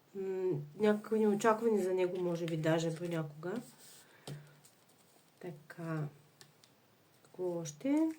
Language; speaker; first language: Bulgarian; non-native, fluent; Russian